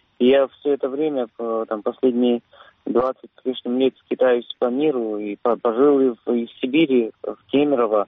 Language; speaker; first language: Russian; native; Russian